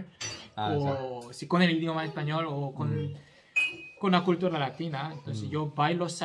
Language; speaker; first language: Spanish; non-native, fluent; Korean